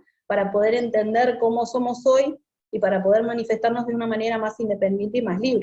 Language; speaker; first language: Spanish; native; Spanish